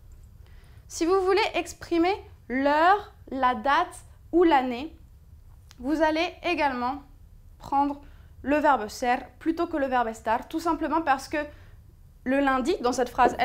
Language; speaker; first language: French; native; French